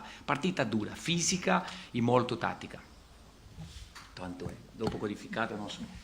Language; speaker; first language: Italian; non-native, fluent; Portuguese